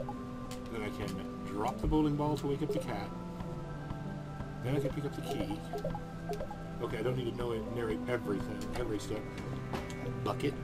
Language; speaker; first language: English; native; English